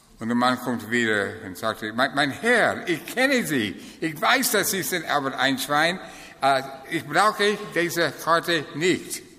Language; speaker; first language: German; non-native, fluent; English